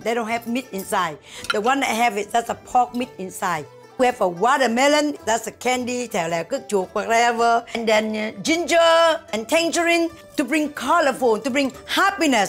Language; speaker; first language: English; non-native, learner; Vietnamese